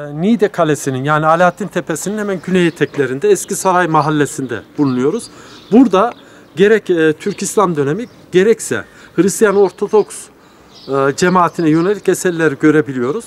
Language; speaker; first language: Turkish; native; Turkish